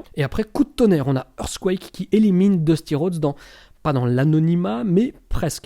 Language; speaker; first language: French; native; French